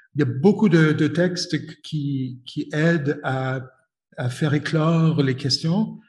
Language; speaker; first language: French; native; French